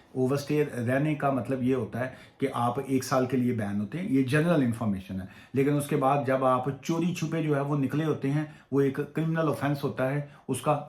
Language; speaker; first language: Urdu; non-native, local second language; Punjabi